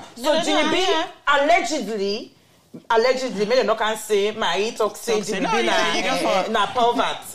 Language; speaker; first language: English; non-native, local second language; Krio